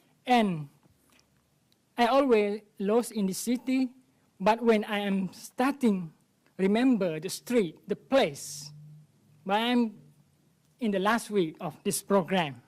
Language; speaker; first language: English; non-native, learner; Thai